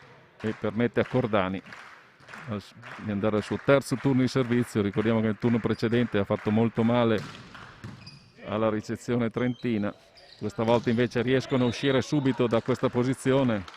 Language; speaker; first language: Italian; native; Italian